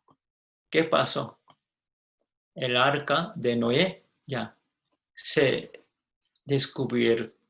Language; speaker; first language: Spanish; non-native, fluent; Korean